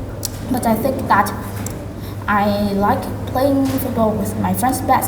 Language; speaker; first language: English; non-native, learner; Vietnamese